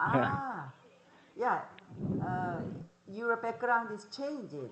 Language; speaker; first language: English; non-native, fluent; Korean